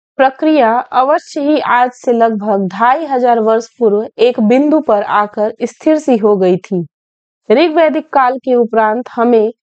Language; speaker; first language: Hindi; native; Hindi